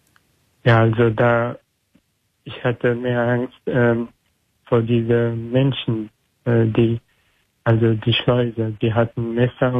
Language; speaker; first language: German; non-native, learner; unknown